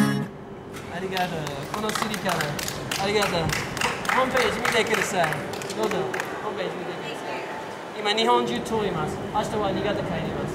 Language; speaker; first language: Japanese; non-native, learner; English